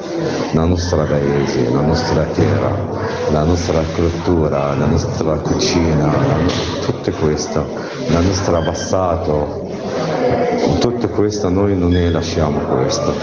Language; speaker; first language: Italian; non-native, learner; Arabic